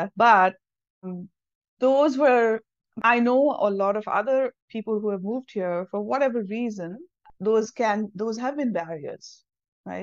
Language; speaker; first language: English; non-native, local second language; Tamil